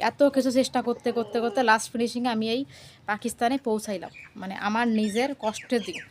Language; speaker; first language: Bangla; native; Bangla